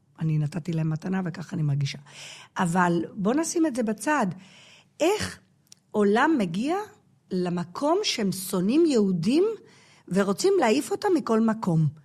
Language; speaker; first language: Hebrew; non-native, fluent; English